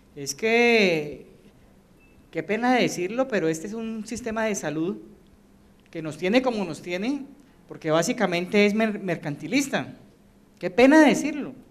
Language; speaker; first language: Spanish; native; Spanish